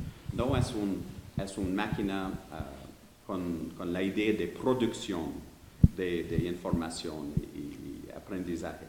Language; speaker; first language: Spanish; non-native, learner; English